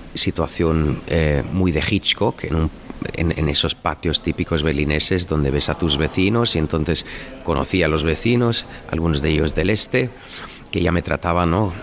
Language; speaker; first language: Spanish; non-native, fluent; German